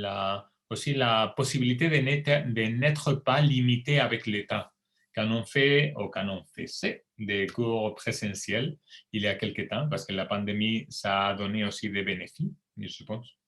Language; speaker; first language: French; non-native, fluent; Spanish